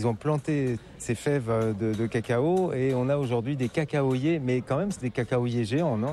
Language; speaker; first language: French; native; French